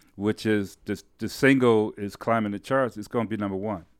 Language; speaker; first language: English; native; English